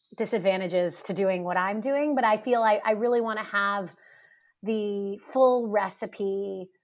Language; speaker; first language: English; native; English